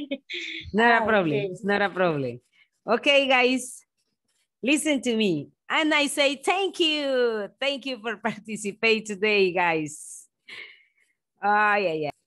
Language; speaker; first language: English; non-native, fluent; Spanish